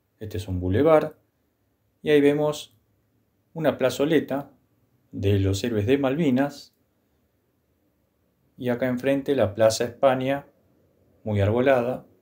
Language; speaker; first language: Spanish; native; Spanish